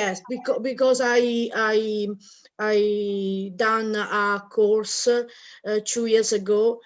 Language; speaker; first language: English; non-native, learner; Italian